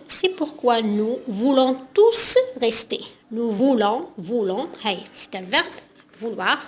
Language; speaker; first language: French; non-native, local second language; Arabic